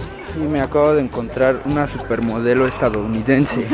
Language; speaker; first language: Spanish; native; Spanish